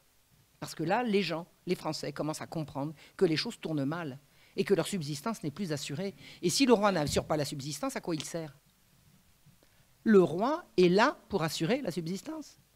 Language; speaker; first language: French; native; French